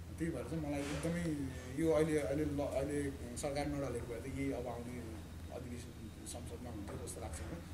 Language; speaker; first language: Nepali; native; Nepali